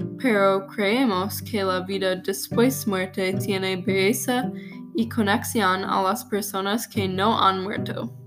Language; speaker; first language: Spanish; non-native, learner; English